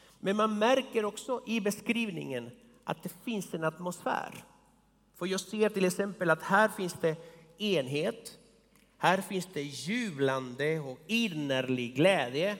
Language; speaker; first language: Swedish; non-native, fluent; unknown